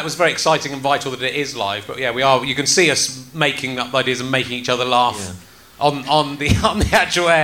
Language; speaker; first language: English; native; English